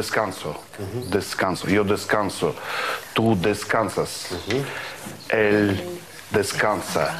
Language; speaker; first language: Spanish; non-native, learner; Russian